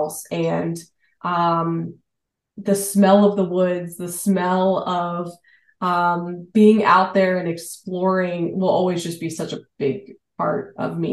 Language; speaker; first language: English; native; English